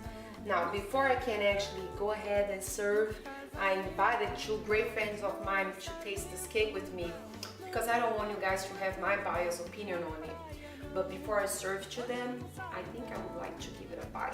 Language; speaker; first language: English; non-native, fluent; Portuguese